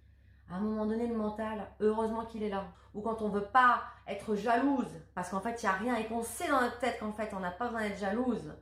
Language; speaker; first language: French; native; French